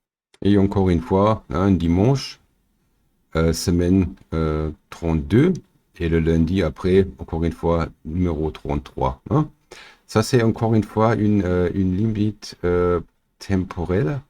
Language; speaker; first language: French; non-native, learner; German